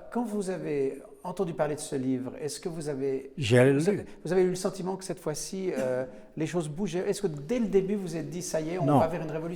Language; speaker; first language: French; native; French